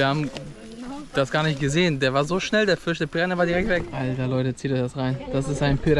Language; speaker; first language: German; native; German